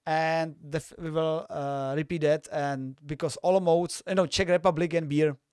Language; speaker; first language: English; non-native, fluent; Czech